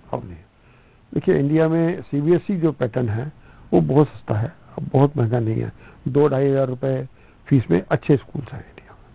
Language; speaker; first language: Hindi; non-native, local second language; Punjabi